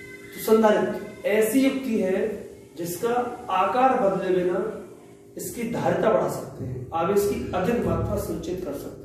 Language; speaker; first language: Hindi; native; Hindi